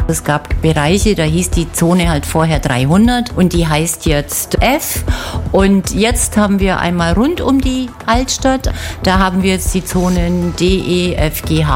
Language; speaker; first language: German; native; German